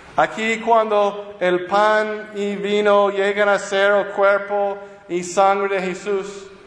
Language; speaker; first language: Spanish; non-native, fluent; English